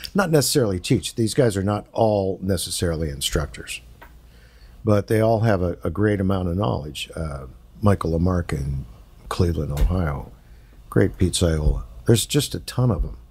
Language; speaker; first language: English; native; English